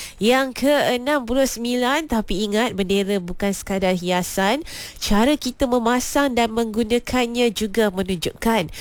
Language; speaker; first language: Malay; native; Malay